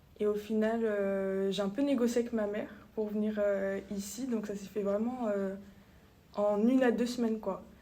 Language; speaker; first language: French; native; French